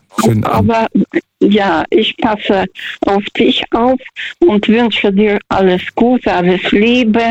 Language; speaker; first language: German; non-native, fluent; Russian